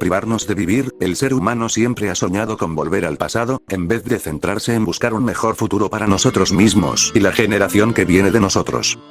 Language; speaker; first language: Spanish; native; Spanish